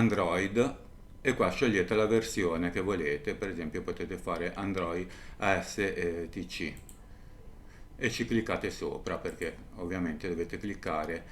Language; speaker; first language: Italian; native; Italian